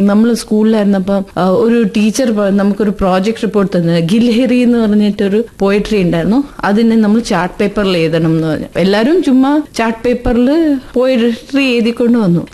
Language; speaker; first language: Malayalam; early bilingual, heritage; Malayalam